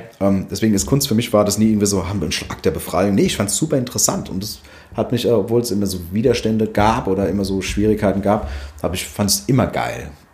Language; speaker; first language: German; early bilingual, other home language; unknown